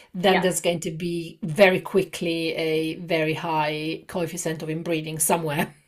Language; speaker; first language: English; non-native, fluent; Italian